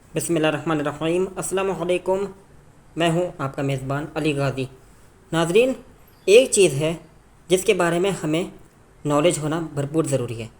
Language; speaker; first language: Urdu; native; Urdu